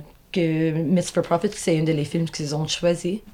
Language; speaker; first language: French; non-native, local second language; English